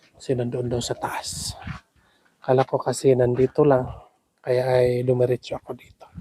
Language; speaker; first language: Filipino; non-native, local second language; Cebuano